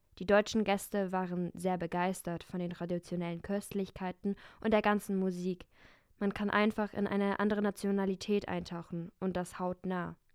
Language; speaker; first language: German; early bilingual, other home language; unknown